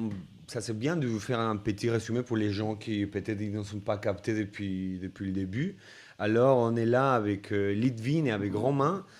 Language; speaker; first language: French; non-native, fluent; Spanish